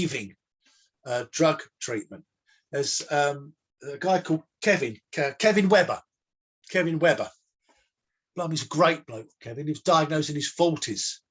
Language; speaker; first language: English; native; English